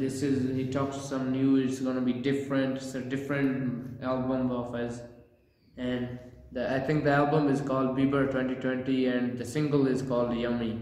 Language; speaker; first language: English; non-native, learner; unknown